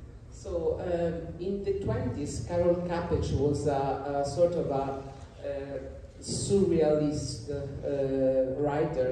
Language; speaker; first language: English; non-native, fluent; Italian